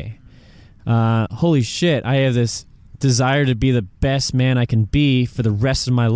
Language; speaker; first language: English; native; English